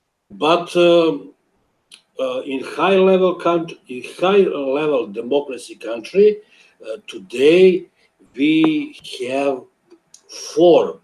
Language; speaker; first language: English; non-native, learner; Serbian